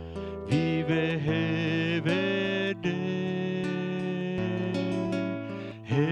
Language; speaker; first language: Swedish; non-native, fluent; Spanish